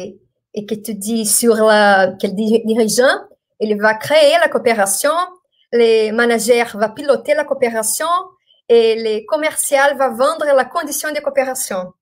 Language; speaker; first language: French; non-native, learner; Portuguese